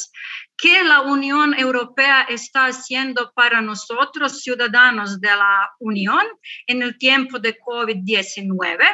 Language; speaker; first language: Spanish; non-native, learner; Croatian